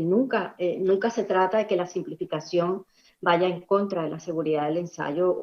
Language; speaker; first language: Spanish; native; Spanish